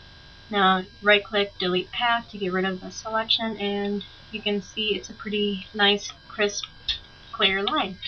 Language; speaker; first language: English; native; English